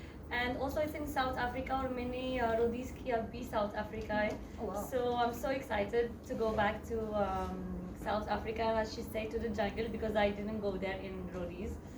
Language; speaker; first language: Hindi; non-native, learner; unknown